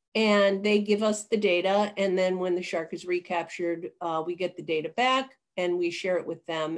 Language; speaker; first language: English; native; English